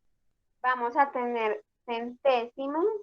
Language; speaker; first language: Spanish; native; Spanish